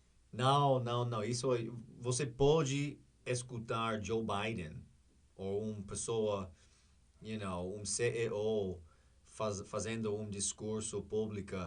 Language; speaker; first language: Portuguese; non-native, learner; English